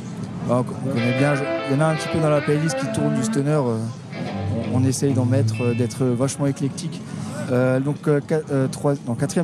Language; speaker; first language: French; native; French